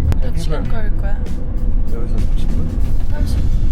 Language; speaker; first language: Korean; non-native, learner; French